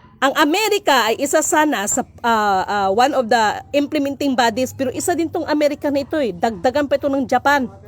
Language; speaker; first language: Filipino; non-native, local second language; Cebuano